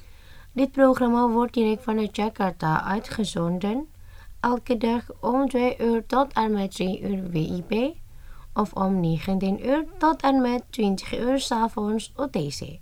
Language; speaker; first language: Dutch; non-native, fluent; Indonesian